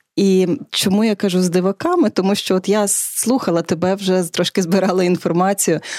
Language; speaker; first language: Ukrainian; native; Ukrainian